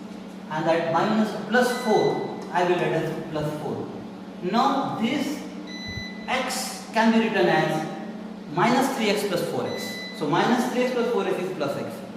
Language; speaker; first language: English; non-native, local second language; Marathi